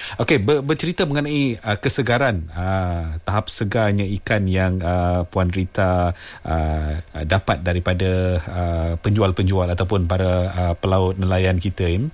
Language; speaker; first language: Malay; non-native, local second language; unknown